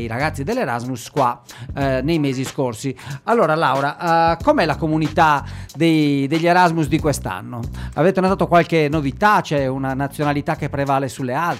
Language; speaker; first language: Italian; native; Italian